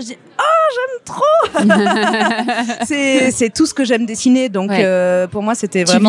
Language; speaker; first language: French; native; French